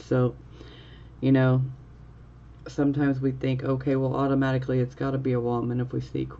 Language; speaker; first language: English; native; English